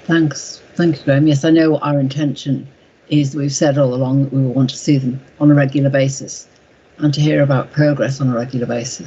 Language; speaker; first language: English; native; English